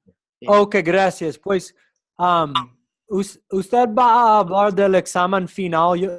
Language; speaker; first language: Spanish; non-native, learner; English